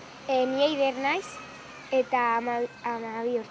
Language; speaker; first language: Basque; non-native, local second language; Spanish